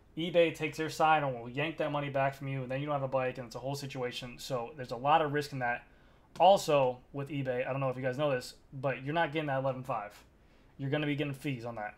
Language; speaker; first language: English; native; English